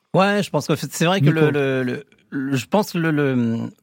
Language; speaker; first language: French; native; French